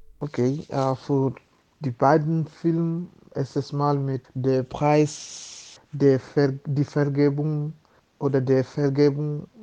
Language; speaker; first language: German; non-native, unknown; Wolof